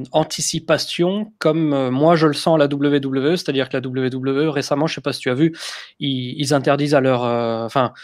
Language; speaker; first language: French; native; French